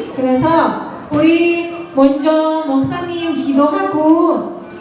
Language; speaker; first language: Korean; native; Korean